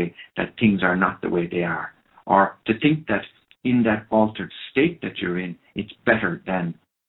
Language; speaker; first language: English; non-native, local second language; Irish